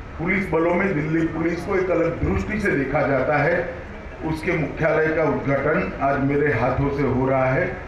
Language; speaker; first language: Hindi; non-native, local second language; Gujarati